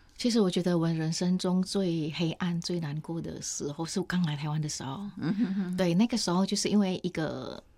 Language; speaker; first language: Chinese; non-native, fluent; Indonesian